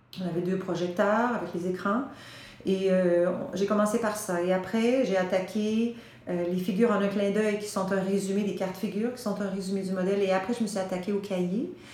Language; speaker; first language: French; native; French